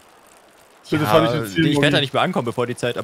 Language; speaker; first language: German; native; German